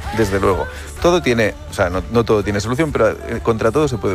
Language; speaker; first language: Spanish; native; Spanish